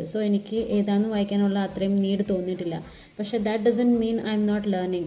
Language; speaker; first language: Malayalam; non-native, local second language; Hindi